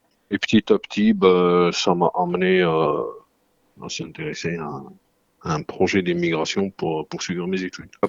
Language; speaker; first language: French; non-native, local second language; Arabic